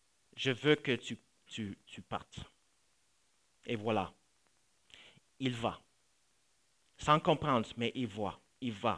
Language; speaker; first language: French; non-native, fluent; English